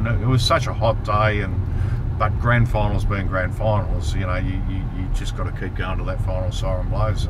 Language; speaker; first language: English; native; English